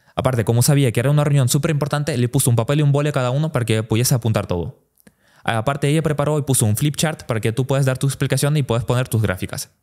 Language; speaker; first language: Spanish; early bilingual, other home language; Russian